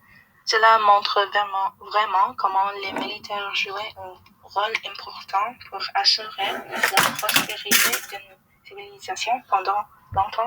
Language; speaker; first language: French; non-native, learner; English